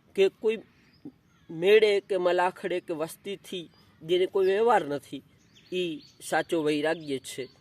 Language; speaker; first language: Gujarati; non-native, local second language; Kachhi